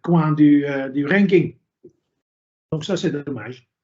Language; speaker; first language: French; non-native, fluent; Dutch